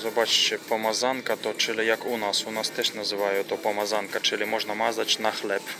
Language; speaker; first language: Polish; non-native, fluent; Russian